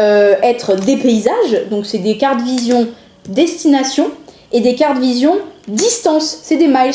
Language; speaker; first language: French; native; French